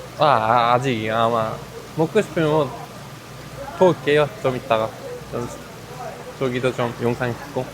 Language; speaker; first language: Korean; non-native, learner; Uzbek